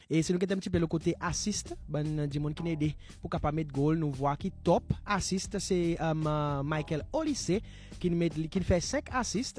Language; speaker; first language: French; non-native, local second language; Seselwa Creole French